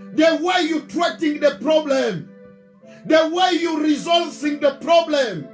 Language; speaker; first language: English; non-native, learner; Lingala